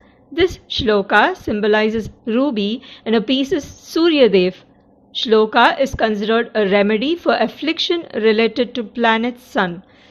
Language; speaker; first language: English; non-native, local second language; Tamil